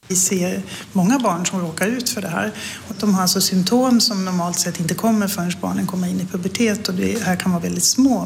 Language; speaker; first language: Swedish; native; Swedish